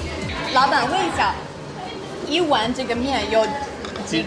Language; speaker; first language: Chinese; non-native, fluent; English